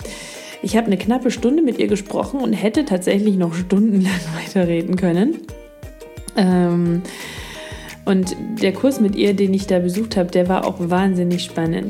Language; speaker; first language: German; native; German